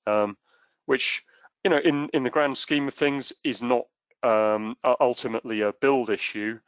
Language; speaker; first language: English; native; English